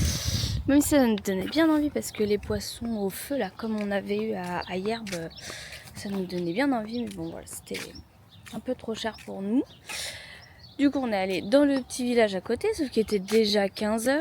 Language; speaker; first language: French; native; French